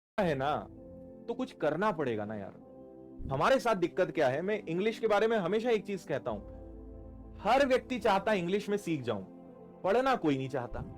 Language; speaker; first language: Hindi; native; Hindi